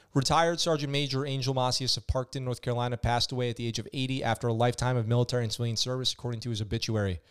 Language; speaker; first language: English; native; English